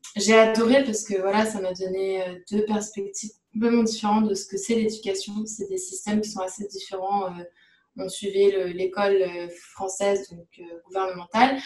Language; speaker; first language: French; native; French